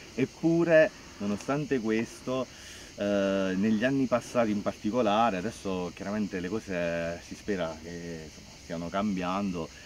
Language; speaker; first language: Italian; native; Italian